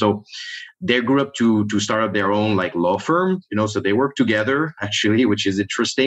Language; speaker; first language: English; non-native, fluent; French